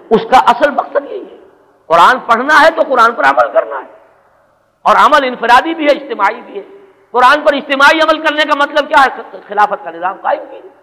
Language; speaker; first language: Urdu; native; Urdu